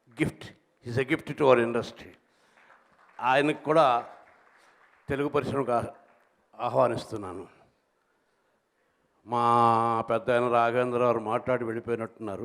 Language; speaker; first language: Telugu; native; Telugu